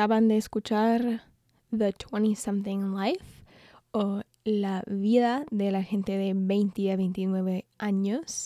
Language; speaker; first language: Spanish; non-native, fluent; English